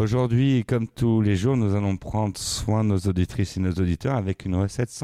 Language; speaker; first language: French; native; French